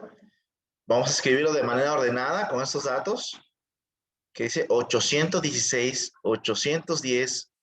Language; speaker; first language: Spanish; native; Spanish